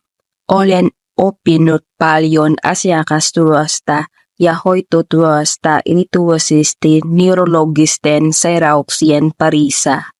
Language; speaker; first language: Finnish; non-native, learner; Filipino